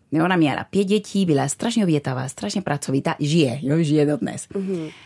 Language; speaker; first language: Czech; non-native, fluent; Spanish